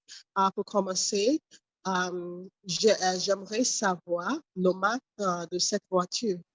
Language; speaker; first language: French; non-native, learner; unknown